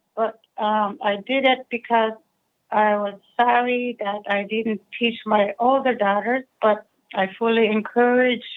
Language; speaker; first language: English; non-native, fluent; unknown